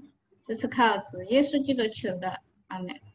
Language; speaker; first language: Chinese; native; Chinese